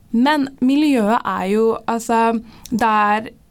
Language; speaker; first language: Norwegian; early bilingual, heritage; Norwegian